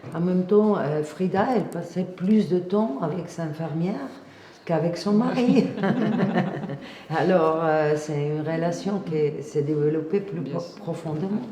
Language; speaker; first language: French; non-native, fluent; Spanish